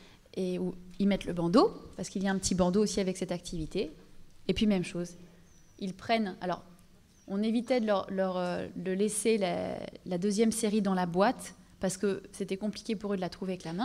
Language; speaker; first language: French; native; French